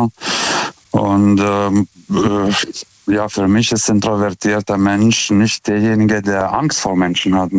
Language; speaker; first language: German; native; German